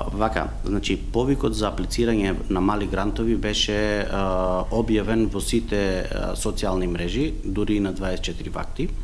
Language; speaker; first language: Macedonian; non-native, local second language; Romany